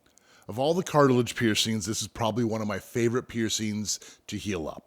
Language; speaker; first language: English; native; English